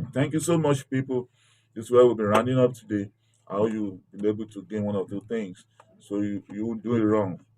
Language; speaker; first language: English; non-native, local second language; Yoruba